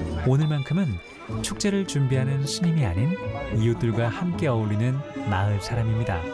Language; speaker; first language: Korean; native; Korean